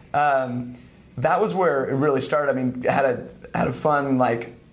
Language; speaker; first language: English; native; English